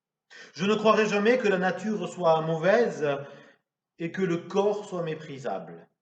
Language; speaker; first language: French; native; French